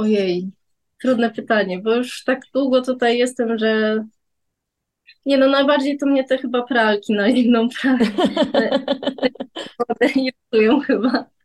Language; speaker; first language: Polish; early bilingual, heritage; Polish